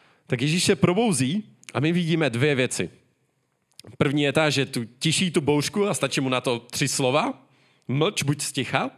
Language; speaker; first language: Czech; native; Czech